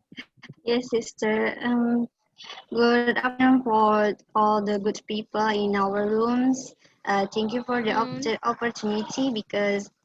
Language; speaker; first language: English; non-native, learner; Indonesian